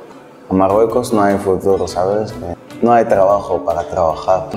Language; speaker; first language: Spanish; non-native, learner; Arabic